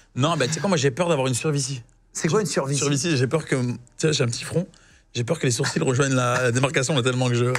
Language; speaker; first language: French; native; French